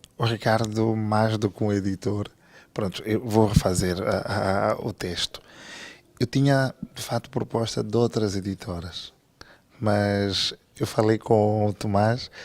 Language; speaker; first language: Portuguese; native; Portuguese